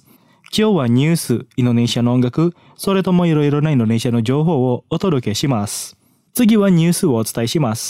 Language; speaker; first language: Japanese; non-native, fluent; Indonesian